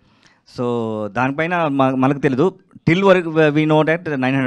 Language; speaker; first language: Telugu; non-native, learner; Kannada